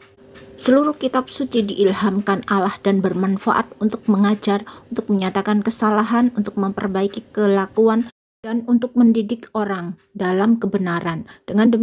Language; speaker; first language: Indonesian; native; Indonesian